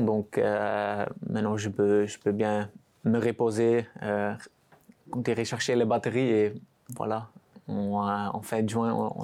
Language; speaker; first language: French; non-native, local second language; Dutch